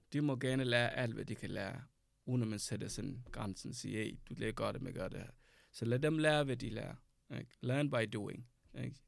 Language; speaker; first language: Danish; non-native, fluent; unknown